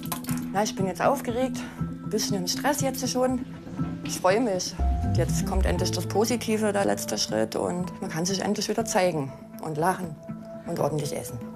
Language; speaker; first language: German; native; German